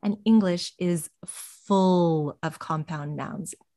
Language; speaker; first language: English; native; English